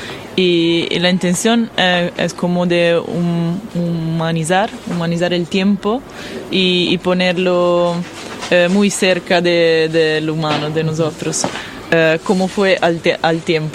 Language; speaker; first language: Spanish; non-native, learner; Italian